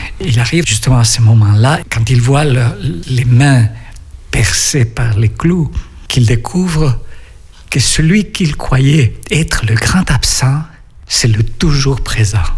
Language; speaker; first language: French; non-native, fluent; Spanish